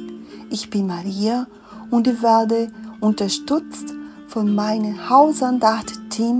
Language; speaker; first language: German; non-native, fluent; Portuguese